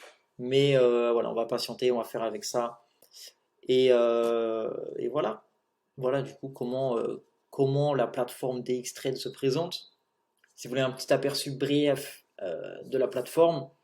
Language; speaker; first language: French; native; French